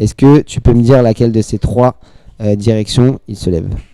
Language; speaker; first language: French; native; French